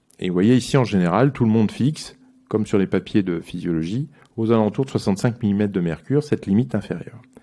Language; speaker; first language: French; native; French